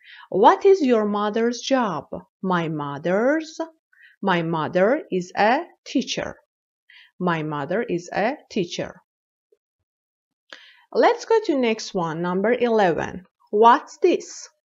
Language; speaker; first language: English; non-native, fluent; Persian